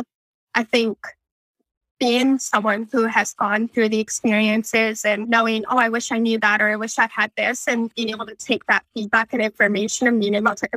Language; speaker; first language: English; native; English